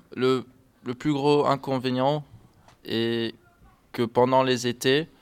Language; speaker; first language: French; non-native, fluent; English